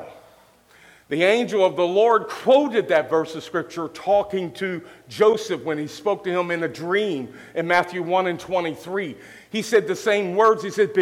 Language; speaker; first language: English; native; English